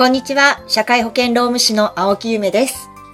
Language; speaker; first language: Japanese; native; Japanese